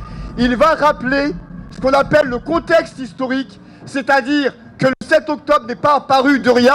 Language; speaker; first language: French; native; French